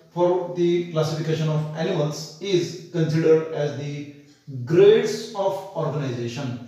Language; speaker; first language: English; non-native, local second language; Marathi